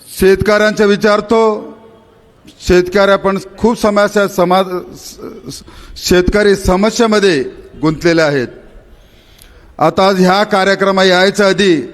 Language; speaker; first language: Marathi; non-native, local second language; Kannada